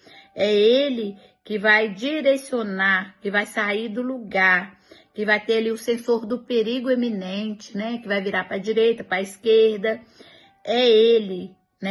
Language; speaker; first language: Portuguese; native; Portuguese